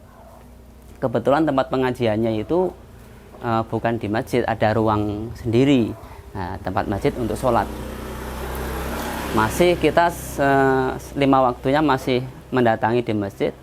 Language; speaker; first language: Indonesian; non-native, local second language; Javanese